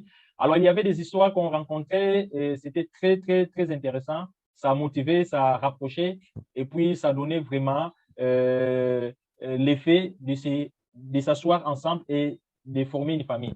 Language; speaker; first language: French; non-native, fluent; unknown